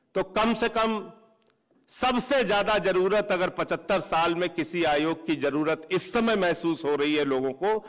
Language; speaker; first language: Hindi; native; Hindi